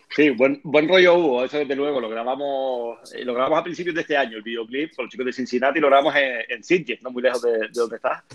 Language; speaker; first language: Spanish; native; Spanish